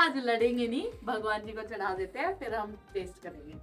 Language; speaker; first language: Hindi; native; Hindi